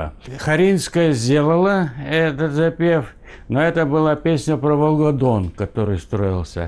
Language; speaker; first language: Russian; native; Russian